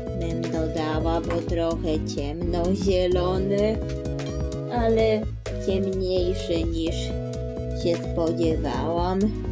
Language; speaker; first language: Polish; early bilingual, heritage; Polish